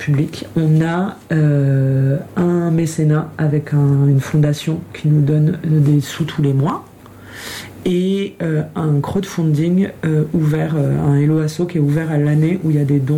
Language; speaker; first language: French; native; French